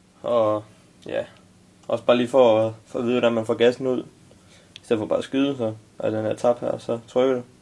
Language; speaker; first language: Danish; native; Danish